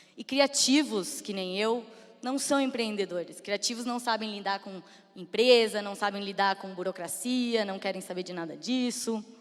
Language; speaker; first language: Portuguese; native; Portuguese